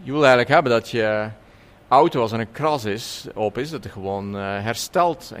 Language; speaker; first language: Dutch; native; Dutch